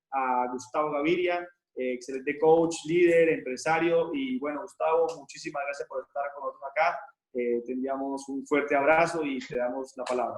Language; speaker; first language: Spanish; native; Spanish